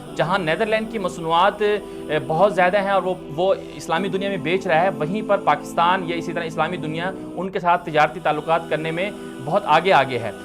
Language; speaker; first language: Urdu; native; Urdu